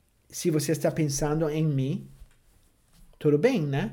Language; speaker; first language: Portuguese; non-native, fluent; English